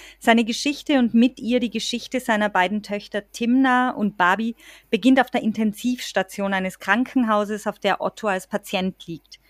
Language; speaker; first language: German; native; German